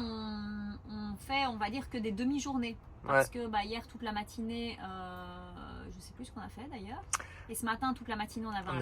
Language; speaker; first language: French; native; French